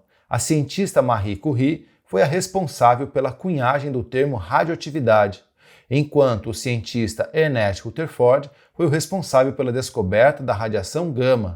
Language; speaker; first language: Portuguese; native; Portuguese